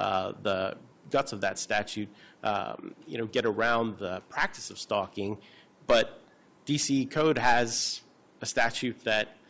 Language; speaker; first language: English; native; English